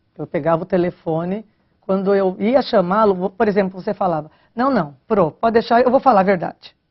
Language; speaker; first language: Portuguese; native; Portuguese